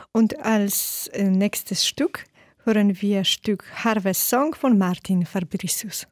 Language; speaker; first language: German; non-native, fluent; Polish